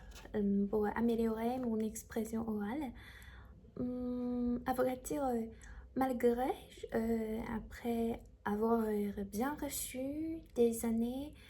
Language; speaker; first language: French; non-native, learner; Chinese